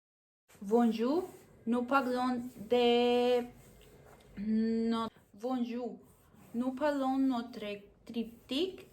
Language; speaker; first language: French; non-native, learner; Spanish